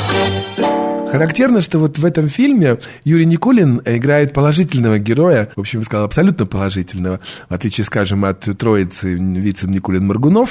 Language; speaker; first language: Russian; native; Russian